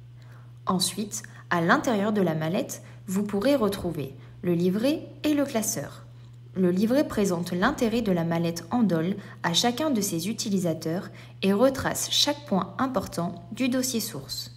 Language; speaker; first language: French; native; French